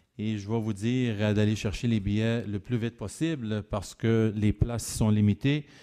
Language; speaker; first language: French; native; French